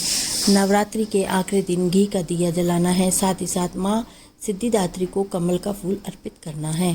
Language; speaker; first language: Hindi; native; Hindi